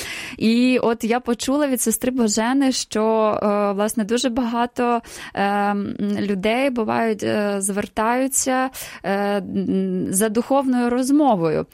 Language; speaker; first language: Ukrainian; native; Ukrainian